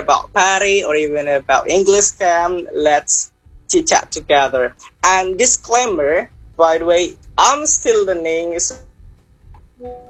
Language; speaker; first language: English; non-native, fluent; Indonesian